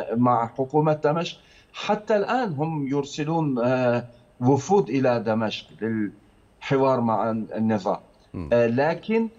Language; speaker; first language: Arabic; non-native, fluent; Turkish